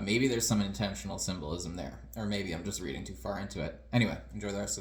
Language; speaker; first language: English; native; English